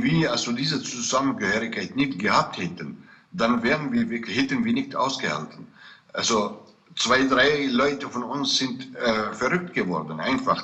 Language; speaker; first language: German; non-native, fluent; Kurdish